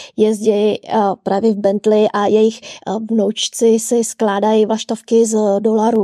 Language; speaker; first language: Czech; early bilingual, other home language; Vietnamese